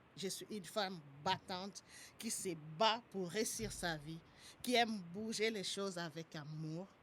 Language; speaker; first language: French; non-native, local second language; Lingala